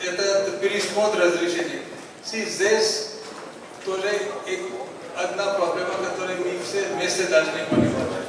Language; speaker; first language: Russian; non-native, learner; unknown